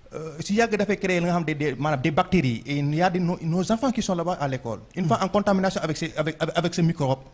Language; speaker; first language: French; non-native, local second language; Wolof